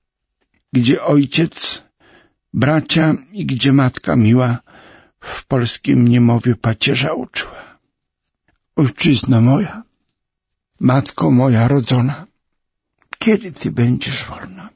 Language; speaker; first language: Polish; native; Polish